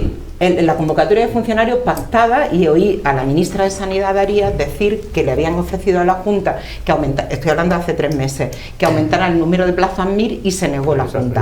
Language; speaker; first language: Spanish; native; Spanish